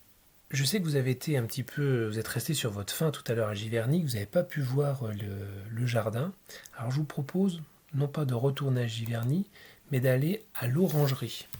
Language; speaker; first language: French; native; French